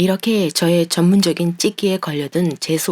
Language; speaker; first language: Korean; native; Korean